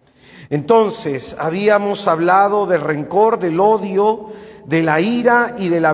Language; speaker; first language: Spanish; native; Spanish